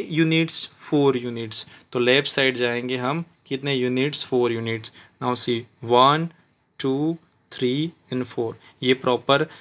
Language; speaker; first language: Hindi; non-native, local second language; Gujarati